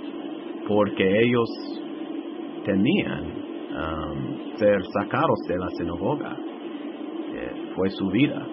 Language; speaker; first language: Spanish; non-native, fluent; English